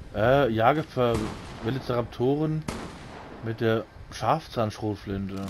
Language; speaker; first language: German; native; German